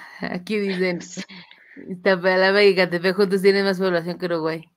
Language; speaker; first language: Spanish; native; Spanish